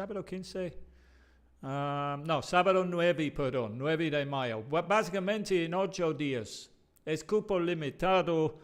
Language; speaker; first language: Spanish; non-native, fluent; English